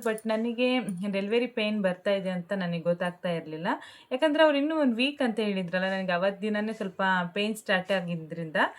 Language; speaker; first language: Kannada; native; Kannada